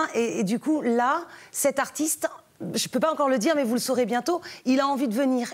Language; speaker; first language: French; native; French